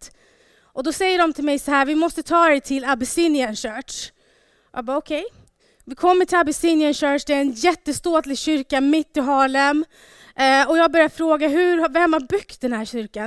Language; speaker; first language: Swedish; early bilingual, other home language; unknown